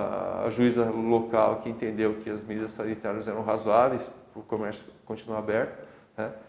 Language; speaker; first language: Portuguese; native; Portuguese